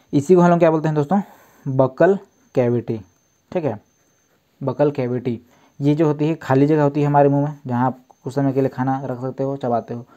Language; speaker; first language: Hindi; native; Hindi